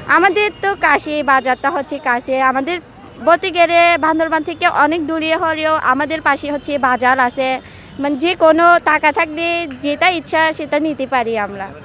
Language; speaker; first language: Bangla; non-native, local second language; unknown